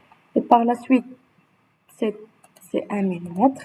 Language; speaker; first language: French; non-native, local second language; Arabic